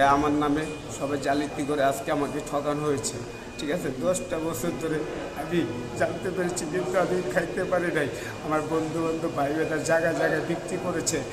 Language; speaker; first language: Bangla; native; Bangla